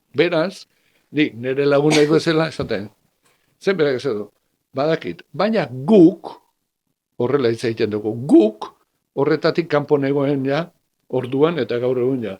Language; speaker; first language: Basque; native; Basque